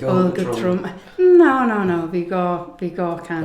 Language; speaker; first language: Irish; non-native, learner; English